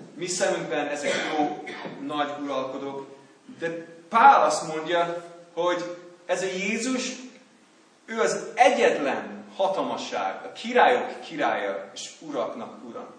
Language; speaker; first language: Hungarian; non-native, learner; English